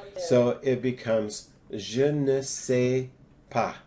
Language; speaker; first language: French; non-native, learner; English